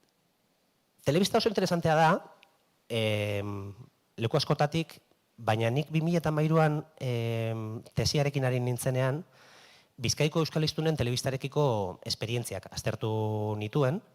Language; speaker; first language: Basque; native; Basque